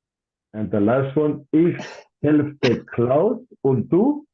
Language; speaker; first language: German; non-native, fluent; English